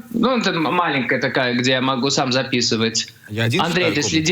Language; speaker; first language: Russian; early bilingual, heritage; Russian